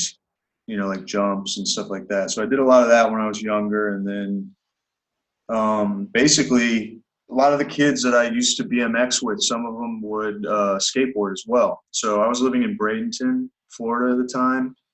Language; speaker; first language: English; native; English